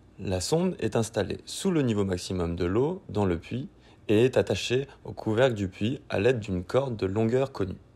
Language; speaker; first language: French; native; French